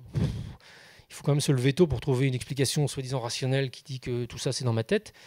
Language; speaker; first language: French; native; French